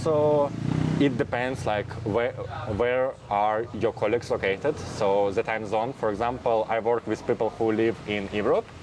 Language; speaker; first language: English; non-native, fluent; Russian